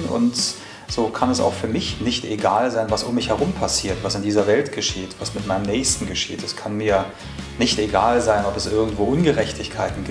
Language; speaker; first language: German; native; German